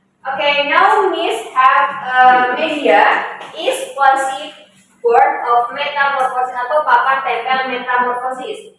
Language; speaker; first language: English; non-native, learner; Indonesian